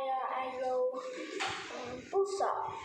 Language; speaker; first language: English; non-native, learner; Vietnamese